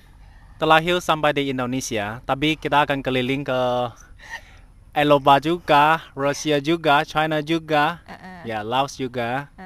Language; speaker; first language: Indonesian; non-native, learner; Chinese